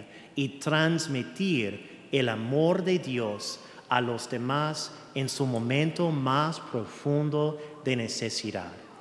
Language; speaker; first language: Spanish; early bilingual, heritage; English